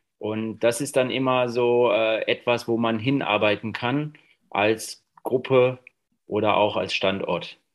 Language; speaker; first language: German; native; German